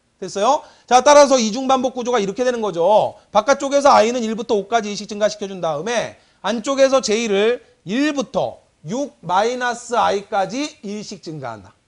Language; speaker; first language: Korean; native; Korean